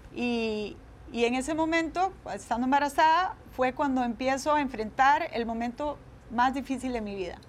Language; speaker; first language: Spanish; native; Spanish